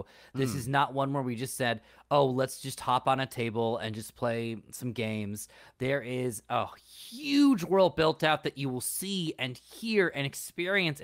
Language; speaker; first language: English; native; English